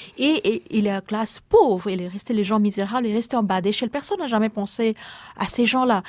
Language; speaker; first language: French; non-native, fluent; Bangla